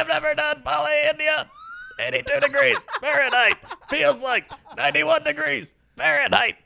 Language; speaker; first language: English; native; English